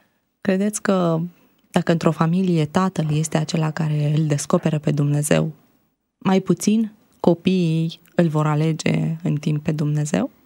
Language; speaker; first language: Romanian; native; Romanian